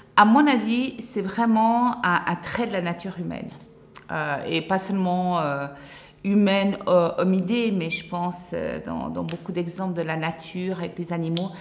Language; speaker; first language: French; native; French